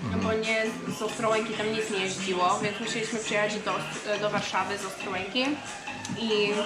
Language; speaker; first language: Polish; early bilingual, heritage; Polish